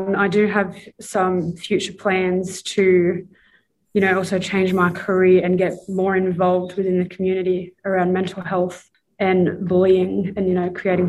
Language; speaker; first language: English; native; English